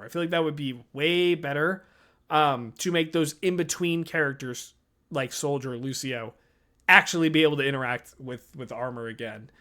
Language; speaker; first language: English; native; English